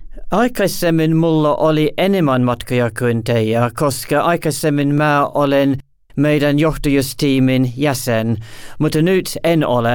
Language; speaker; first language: Finnish; non-native, learner; English